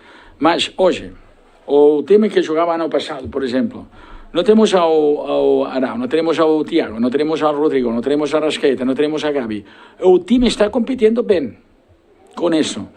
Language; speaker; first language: Portuguese; non-native, learner; Spanish